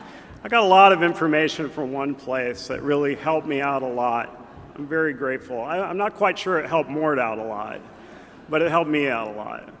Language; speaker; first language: English; native; English